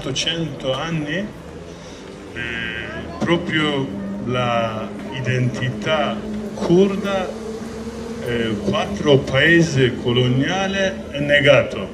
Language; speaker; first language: Italian; non-native, learner; Kurdish